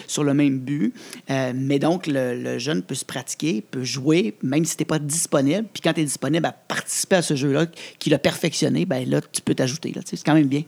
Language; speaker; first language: French; native; French